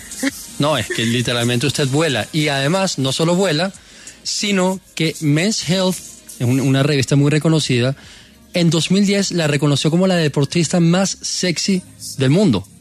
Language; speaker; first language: Spanish; native; Spanish